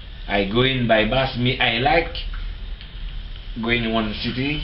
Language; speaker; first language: English; non-native, learner; French